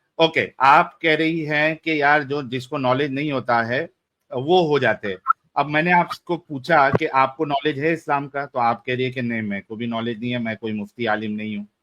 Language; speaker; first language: Hindi; native; Hindi